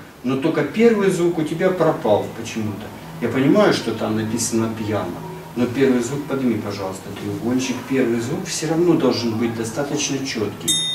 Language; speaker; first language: Russian; native; Russian